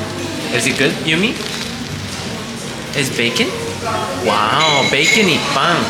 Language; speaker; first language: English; non-native, fluent; Spanish